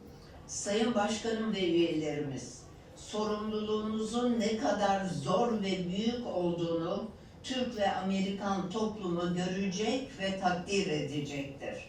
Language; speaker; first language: Turkish; native; Turkish